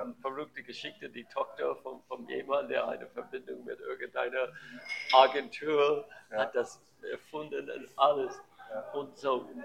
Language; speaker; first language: German; non-native, learner; English